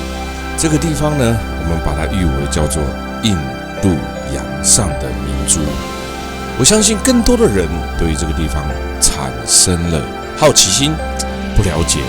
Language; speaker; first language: Chinese; native; Chinese